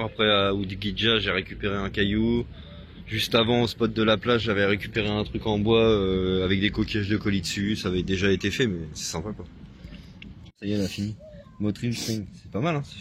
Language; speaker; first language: French; native; French